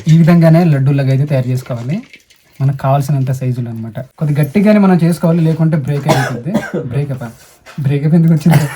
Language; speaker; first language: Telugu; non-native, local second language; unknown